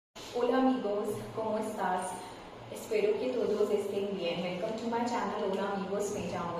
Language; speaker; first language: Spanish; non-native, fluent; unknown